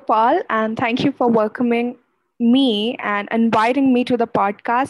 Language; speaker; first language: English; non-native, local second language; Odia